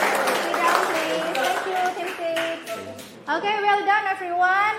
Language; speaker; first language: English; non-native, fluent; Indonesian